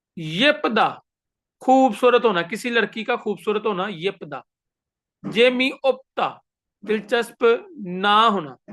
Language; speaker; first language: Urdu; native; Urdu